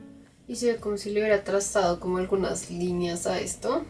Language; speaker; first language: Spanish; native; Spanish